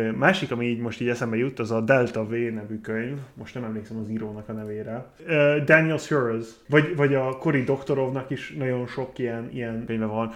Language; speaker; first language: Hungarian; non-native, fluent; English